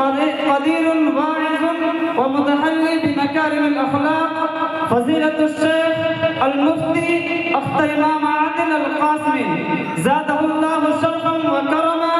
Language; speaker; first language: Arabic; non-native, learner; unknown